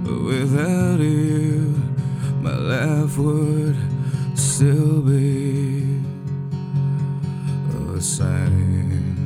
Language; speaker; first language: English; non-native, local second language; Filipino